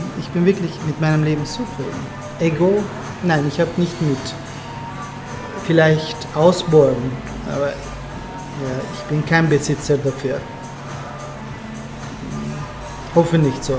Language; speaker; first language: German; non-native, learner; Turkish